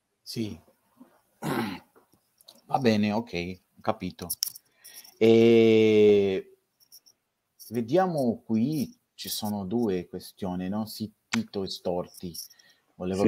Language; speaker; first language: Italian; non-native, fluent; Portuguese